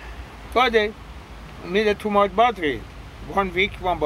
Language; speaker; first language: English; non-native, learner; Persian